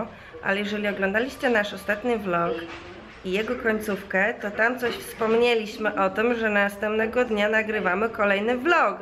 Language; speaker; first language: Polish; native; Polish